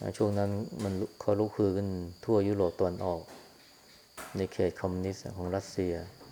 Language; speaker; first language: Thai; native; Thai